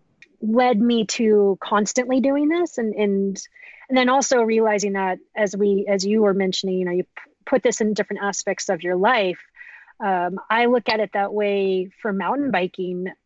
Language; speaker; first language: English; native; English